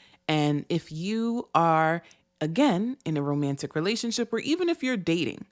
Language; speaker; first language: English; native; English